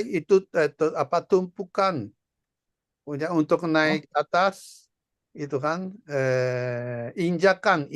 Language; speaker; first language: Indonesian; non-native, fluent; Japanese